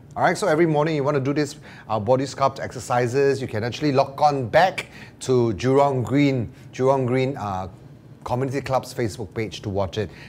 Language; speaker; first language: English; non-native, local second language; Chinese